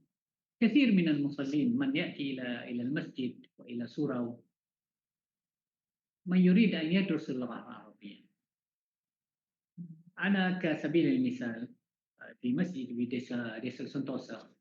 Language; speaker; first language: Arabic; non-native, fluent; Malay